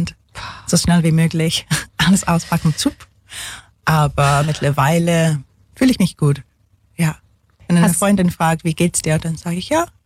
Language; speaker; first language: German; non-native, fluent; English